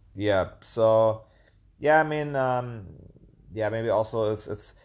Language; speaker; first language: English; non-native, fluent; German